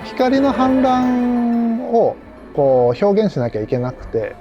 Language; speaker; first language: Japanese; native; Japanese